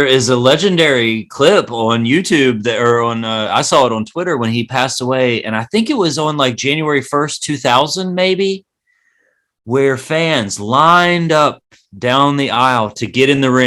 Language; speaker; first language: English; native; English